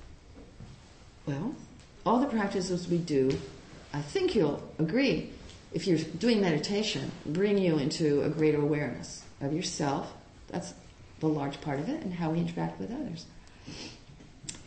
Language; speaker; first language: English; native; English